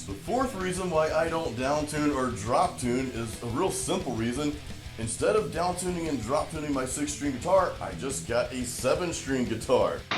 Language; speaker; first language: English; native; English